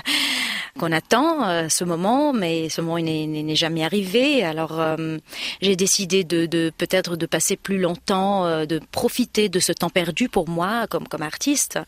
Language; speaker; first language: French; non-native, local second language; Arabic